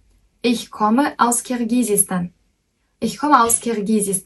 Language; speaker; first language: German; non-native, fluent; Kyrgyz